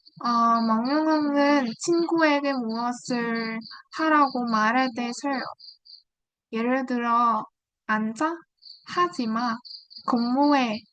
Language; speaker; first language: Korean; non-native, learner; Vietnamese